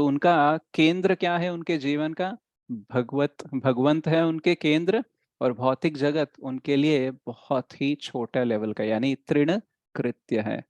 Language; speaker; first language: Hindi; native; Hindi